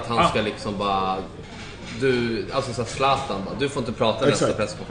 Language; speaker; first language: Swedish; native; Swedish